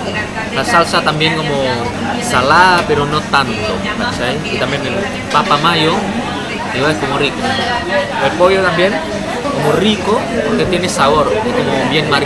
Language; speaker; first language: Spanish; non-native, fluent; Indonesian